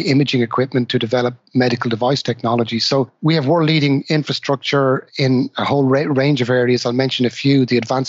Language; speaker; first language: English; native; English